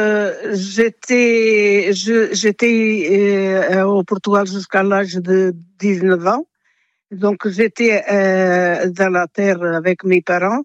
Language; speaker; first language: French; non-native, fluent; Portuguese